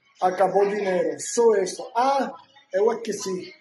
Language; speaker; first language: Portuguese; non-native, learner; Spanish